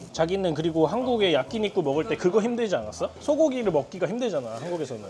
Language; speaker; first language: Korean; native; Korean